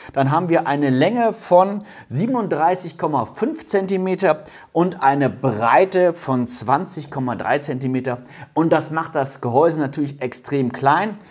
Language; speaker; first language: German; native; German